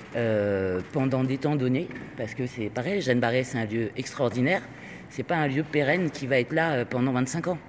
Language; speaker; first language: French; non-native, fluent; Spanish